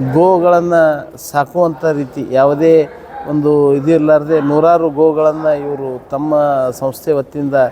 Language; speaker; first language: Kannada; native; Kannada